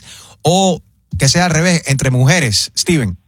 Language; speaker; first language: Spanish; native; Spanish